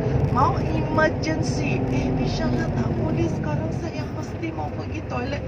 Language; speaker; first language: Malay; non-native, learner; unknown